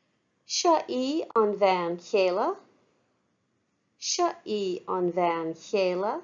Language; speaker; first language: Irish; non-native, fluent; English